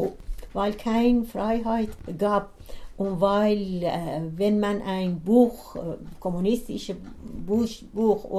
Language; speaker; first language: German; non-native, learner; Persian